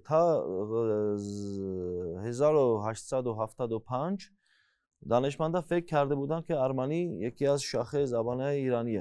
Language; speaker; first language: Persian; non-native, fluent; Armenian